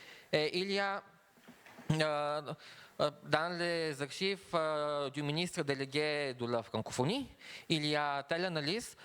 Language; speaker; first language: French; non-native, fluent; Bulgarian